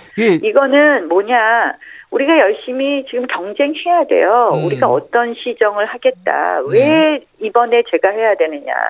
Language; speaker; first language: Korean; native; Korean